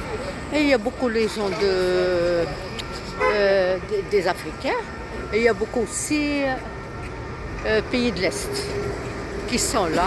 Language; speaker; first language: French; non-native, local second language; Arabic